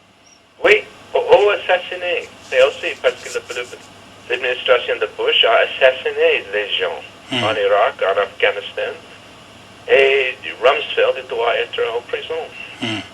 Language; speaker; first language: French; non-native, fluent; English